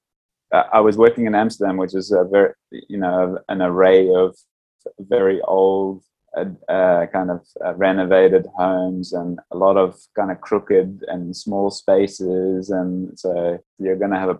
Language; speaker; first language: English; native; English